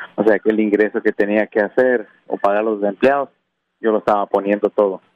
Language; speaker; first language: Spanish; non-native, local second language; Kʼicheʼ